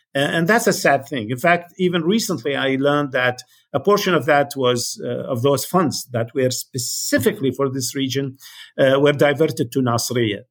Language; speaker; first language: English; non-native, fluent; Arabic